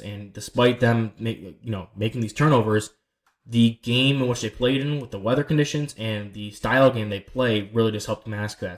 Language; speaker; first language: English; native; English